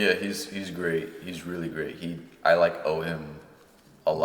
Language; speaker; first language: English; native; English